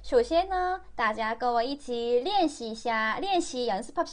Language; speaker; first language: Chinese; non-native, fluent; Korean